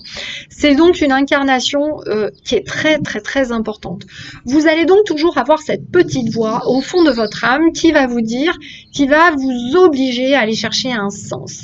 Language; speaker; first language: French; native; French